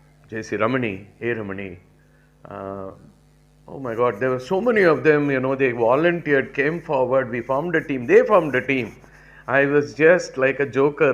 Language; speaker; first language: English; non-native, local second language; Tamil